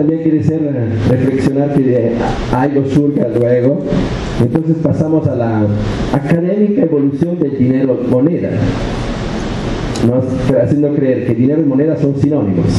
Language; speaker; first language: Spanish; non-native, fluent; Italian